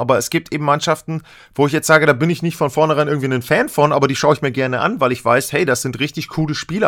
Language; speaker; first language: German; native; German